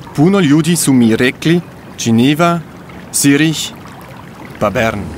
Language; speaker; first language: Serbian; non-native, learner; Swiss German